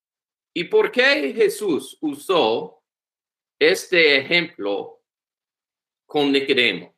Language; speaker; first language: Spanish; non-native, learner; English